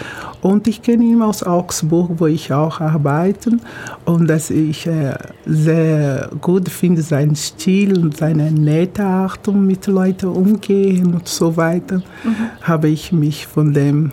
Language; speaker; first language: German; non-native, fluent; Portuguese